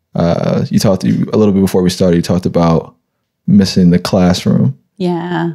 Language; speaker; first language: English; native; English